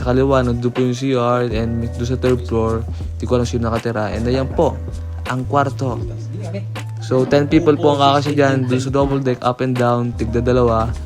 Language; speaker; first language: Filipino; early bilingual, heritage; Filipino